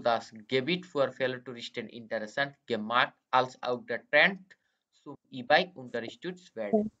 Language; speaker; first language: German; non-native, fluent; Bangla